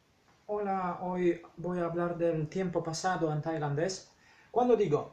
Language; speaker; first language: Spanish; non-native, fluent; Polish